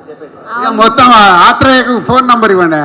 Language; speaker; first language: Telugu; native; Telugu